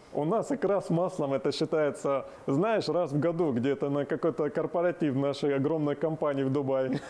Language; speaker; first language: Russian; non-native, fluent; Arabic